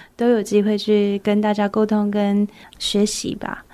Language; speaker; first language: Chinese; early bilingual, heritage; Chinese